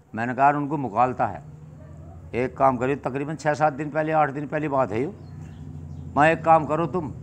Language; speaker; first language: Hindi; native; Hindi